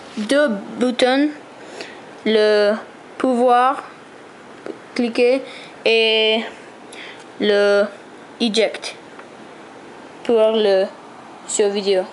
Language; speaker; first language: French; non-native, learner; English